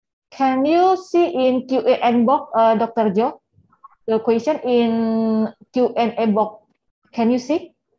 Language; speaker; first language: English; non-native, learner; Indonesian